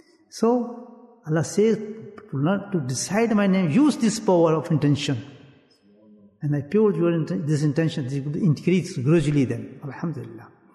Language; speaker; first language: English; non-native, local second language; Urdu